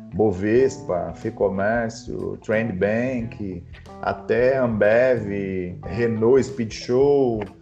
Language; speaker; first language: Portuguese; native; Portuguese